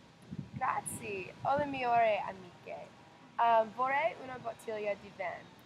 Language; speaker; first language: Italian; non-native, learner; English